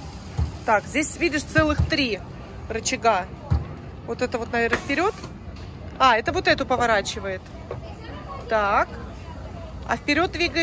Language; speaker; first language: Russian; native; Russian